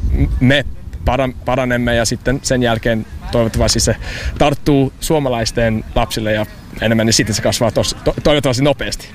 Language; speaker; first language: Finnish; non-native, fluent; English